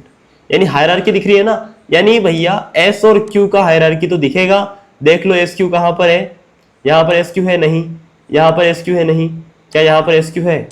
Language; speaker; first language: Hindi; native; Hindi